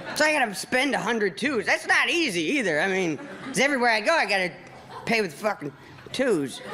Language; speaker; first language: English; native; English